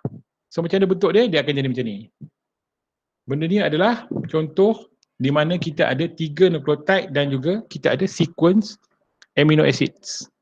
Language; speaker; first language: Malay; native; Malay